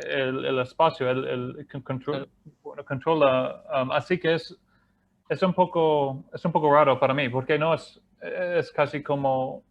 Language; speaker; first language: Spanish; non-native, fluent; English